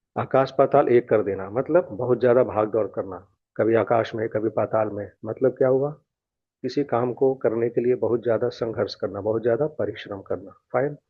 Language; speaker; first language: Hindi; native; Hindi